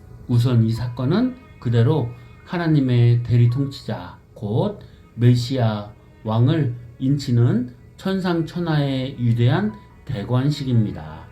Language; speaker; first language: Korean; native; Korean